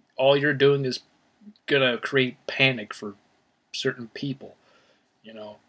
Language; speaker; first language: English; native; English